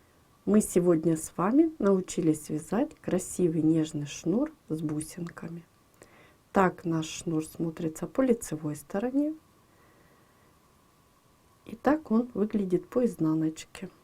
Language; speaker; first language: Russian; native; Russian